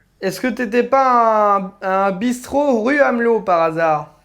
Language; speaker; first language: French; native; French